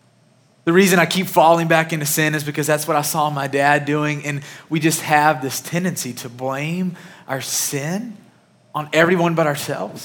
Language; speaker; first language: English; native; English